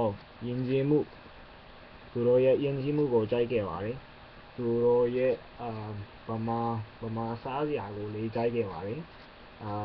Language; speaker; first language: Burmese; non-native, learner; English